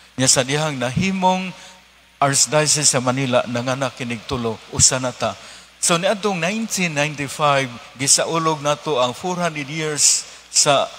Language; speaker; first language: Cebuano; native; Cebuano